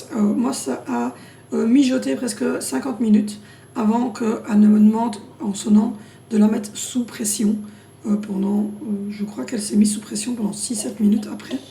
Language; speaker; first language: French; native; French